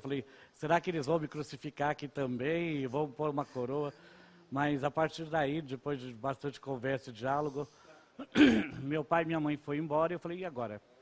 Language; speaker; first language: Portuguese; non-native, local second language; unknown